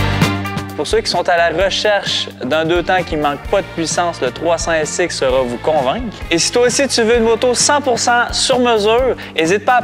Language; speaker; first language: French; native; French